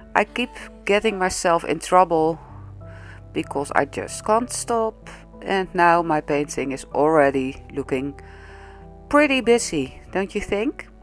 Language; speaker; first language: English; non-native, fluent; Dutch